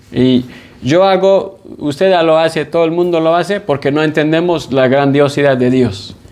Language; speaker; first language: Spanish; non-native, fluent; English